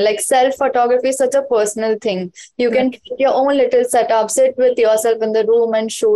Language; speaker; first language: English; non-native, local second language; Hindi